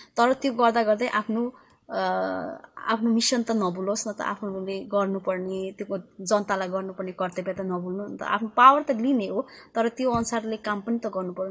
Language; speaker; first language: Nepali; early bilingual, heritage; Nepali